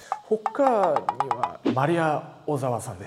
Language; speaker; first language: Japanese; non-native, fluent; Vietnamese